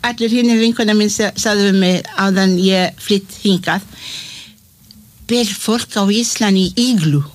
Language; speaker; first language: Icelandic; non-native, learner; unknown